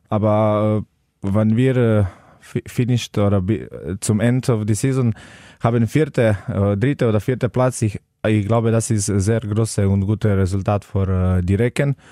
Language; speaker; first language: German; non-native, learner; Slovenian